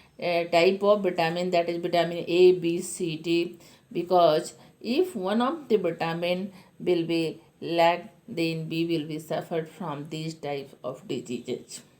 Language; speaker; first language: English; non-native, local second language; Hindi